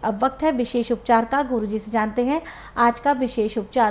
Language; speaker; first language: Hindi; native; Hindi